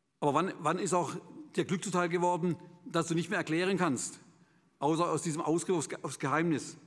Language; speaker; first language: German; native; German